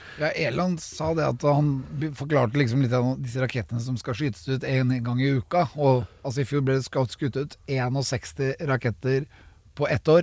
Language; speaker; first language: Norwegian; native; Norwegian